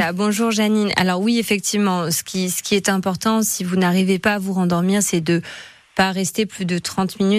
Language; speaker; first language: French; native; French